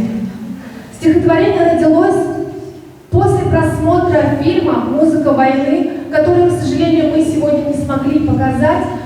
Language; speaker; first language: Russian; native; Russian